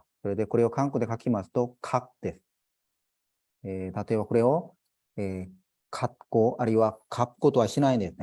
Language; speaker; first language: Japanese; non-native, fluent; Korean